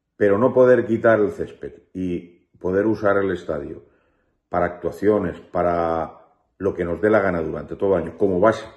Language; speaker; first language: Spanish; native; Spanish